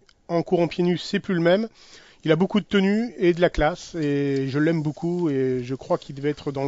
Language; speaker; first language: French; native; French